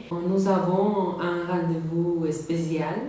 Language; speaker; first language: French; non-native, learner; Spanish